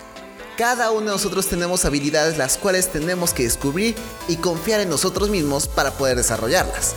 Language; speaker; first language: Spanish; native; Spanish